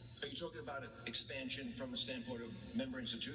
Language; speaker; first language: English; native; English